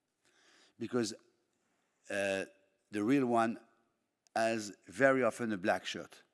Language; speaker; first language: English; non-native, fluent; French